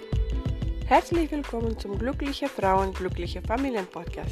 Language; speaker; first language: German; non-native, fluent; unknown